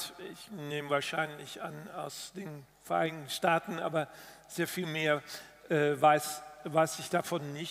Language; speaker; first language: German; non-native, fluent; Dutch